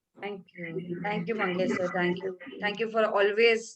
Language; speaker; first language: English; non-native, local second language; Marathi